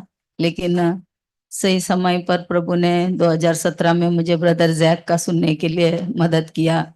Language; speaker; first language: Hindi; non-native, local second language; Malayalam